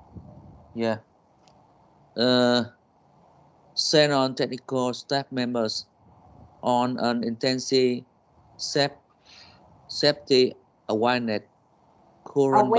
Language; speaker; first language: English; non-native, learner; Vietnamese